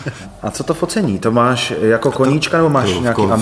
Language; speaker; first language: Czech; native; Czech